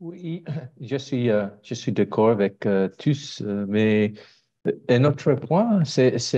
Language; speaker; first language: French; non-native, learner; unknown